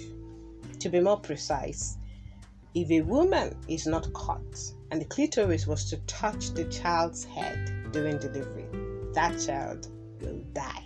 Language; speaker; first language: English; non-native, local second language; Yoruba